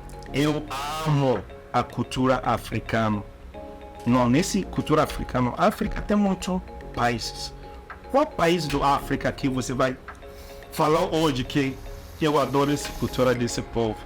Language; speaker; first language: Portuguese; non-native, learner; Igbo